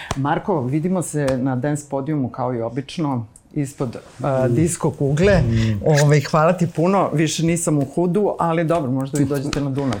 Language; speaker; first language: Serbian; native; Serbian